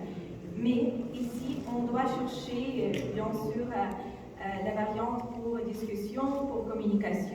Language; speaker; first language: French; non-native, fluent; Ukrainian